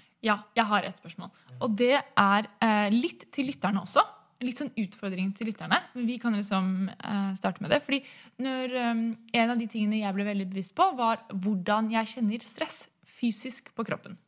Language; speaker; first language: Norwegian; native; Norwegian